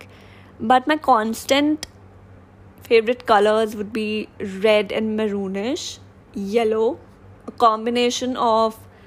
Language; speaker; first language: English; non-native, local second language; Hindi